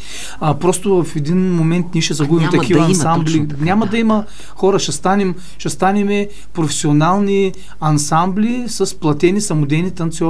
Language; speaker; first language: Bulgarian; native; Bulgarian